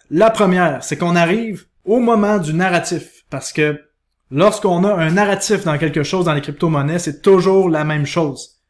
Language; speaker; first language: French; native; French